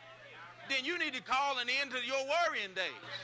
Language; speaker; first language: English; native; English